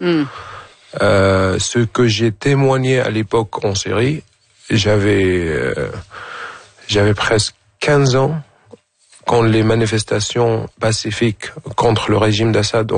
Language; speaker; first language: French; non-native, fluent; Arabic